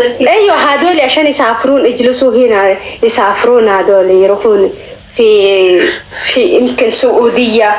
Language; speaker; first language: Arabic; native; Arabic